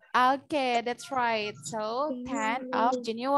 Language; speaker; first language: English; non-native, fluent; Indonesian